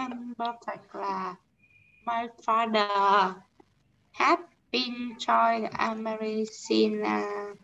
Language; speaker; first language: English; non-native, learner; Vietnamese